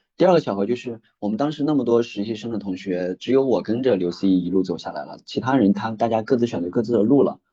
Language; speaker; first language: Chinese; native; Chinese